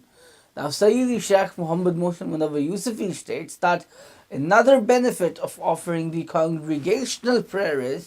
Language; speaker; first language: English; non-native, local second language; Urdu